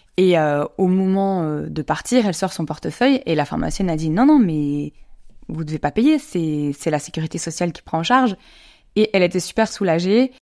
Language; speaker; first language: French; native; French